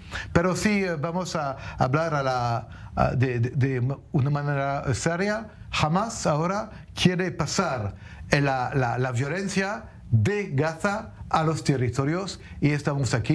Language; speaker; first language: Spanish; non-native, fluent; French